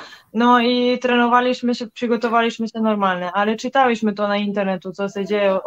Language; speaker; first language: Polish; non-native, learner; Serbian